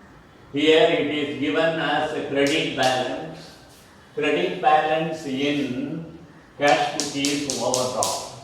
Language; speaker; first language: English; non-native, local second language; Tamil